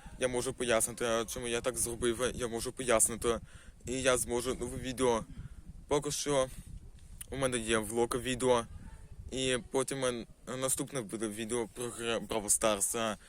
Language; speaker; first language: Ukrainian; non-native, local second language; Russian